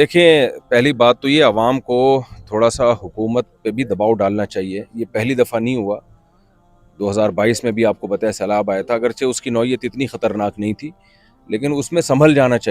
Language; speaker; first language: Urdu; native; Urdu